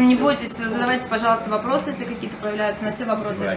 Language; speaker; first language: Russian; native; Russian